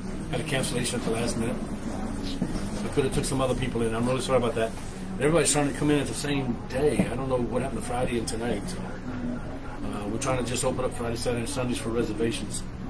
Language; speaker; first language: English; native; English